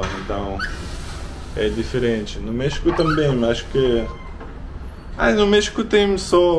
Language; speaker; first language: Portuguese; non-native, learner; Russian